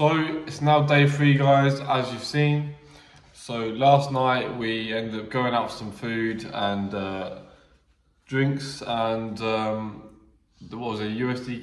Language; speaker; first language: English; native; English